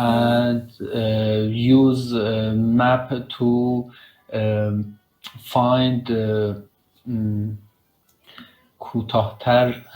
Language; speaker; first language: English; non-native, learner; Persian